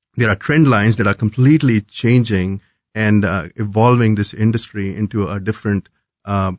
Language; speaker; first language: English; non-native, local second language; Hindi